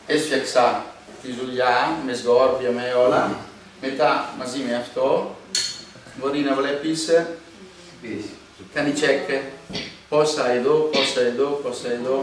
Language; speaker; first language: Greek; non-native, learner; Italian